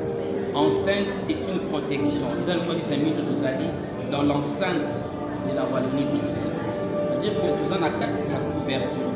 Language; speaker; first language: French; non-native, local second language; Lingala